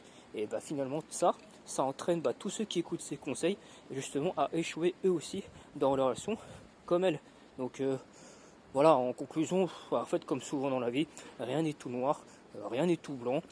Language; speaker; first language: French; native; French